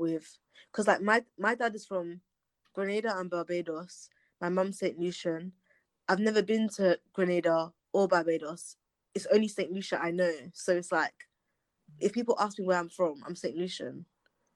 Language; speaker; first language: English; native; English